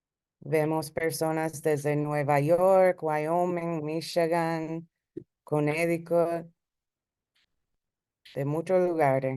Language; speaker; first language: Spanish; early bilingual, heritage; Spanish